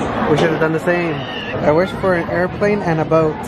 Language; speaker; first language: English; native; English